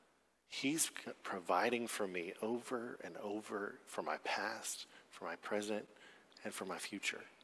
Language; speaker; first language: English; native; English